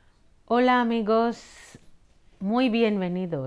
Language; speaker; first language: Spanish; non-native, fluent; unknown